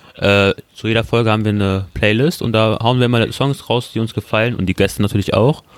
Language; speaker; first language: German; early bilingual, other home language; Turkish